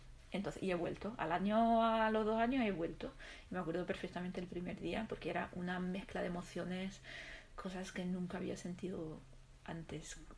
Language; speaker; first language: Spanish; non-native, fluent; Arabic